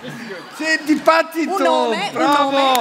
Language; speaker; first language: Italian; non-native, fluent; German